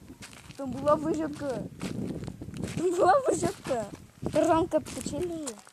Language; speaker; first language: Russian; native; Russian